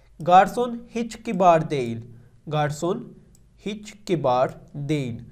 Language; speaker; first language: Turkish; non-native, learner; Urdu